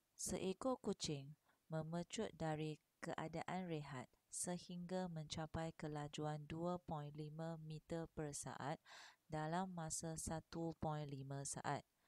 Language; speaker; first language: Malay; non-native, local second language; Chinese